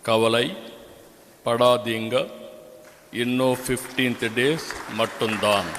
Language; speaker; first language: Telugu; native; Telugu